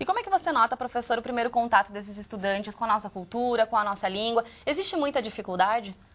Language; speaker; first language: Portuguese; native; Portuguese